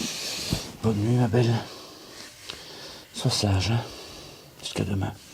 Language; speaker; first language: French; native; French